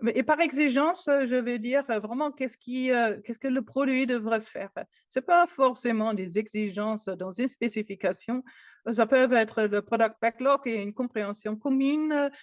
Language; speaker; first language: French; non-native, fluent; German